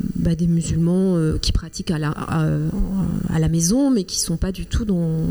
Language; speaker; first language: French; non-native, local second language; Kinyarwanda